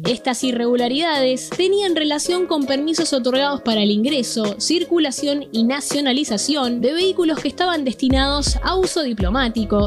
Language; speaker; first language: Spanish; native; Spanish